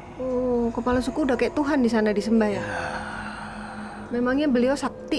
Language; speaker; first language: Indonesian; native; Indonesian